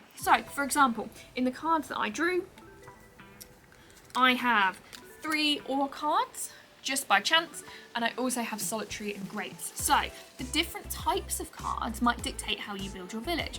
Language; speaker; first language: English; native; English